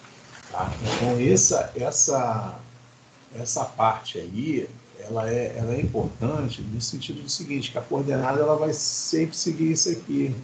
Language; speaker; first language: Portuguese; native; Portuguese